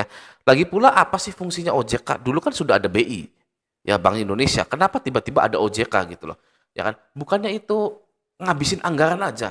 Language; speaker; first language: Indonesian; native; Indonesian